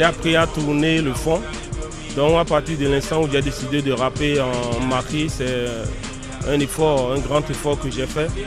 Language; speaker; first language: French; native; French